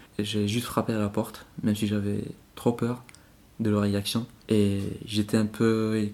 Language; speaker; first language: French; non-native, local second language; Arabic